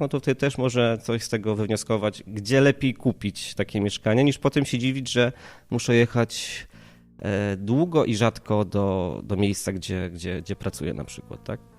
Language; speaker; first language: Polish; native; Polish